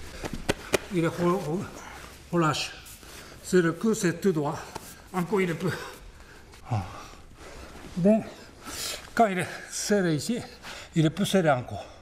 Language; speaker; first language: French; non-native, learner; Japanese